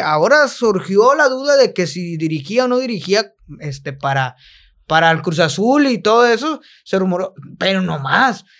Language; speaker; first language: Spanish; native; Spanish